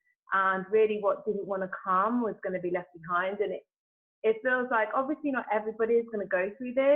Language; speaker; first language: English; native; English